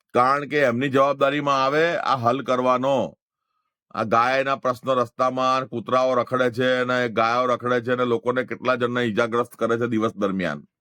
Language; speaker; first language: Gujarati; non-native, local second language; Hindi